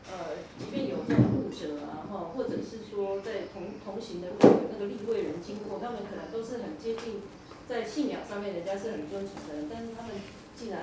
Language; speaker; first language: Chinese; native; Chinese